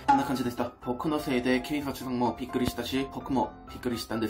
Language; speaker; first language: Japanese; non-native, learner; Korean